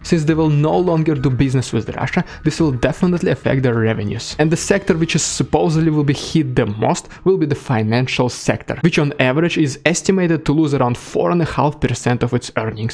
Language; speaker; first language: English; non-native, fluent; Russian